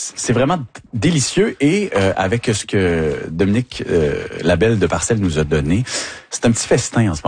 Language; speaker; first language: French; native; French